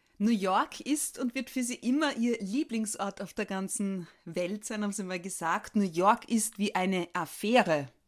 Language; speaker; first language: German; native; German